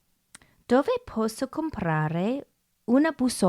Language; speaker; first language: Italian; non-native, learner; English